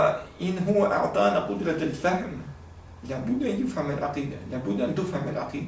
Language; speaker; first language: Arabic; non-native, fluent; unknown